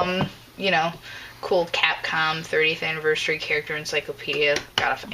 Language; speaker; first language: English; native; English